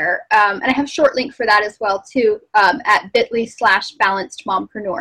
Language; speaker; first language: English; native; English